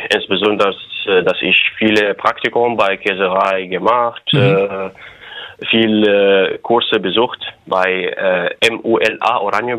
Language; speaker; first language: German; non-native, fluent; Arabic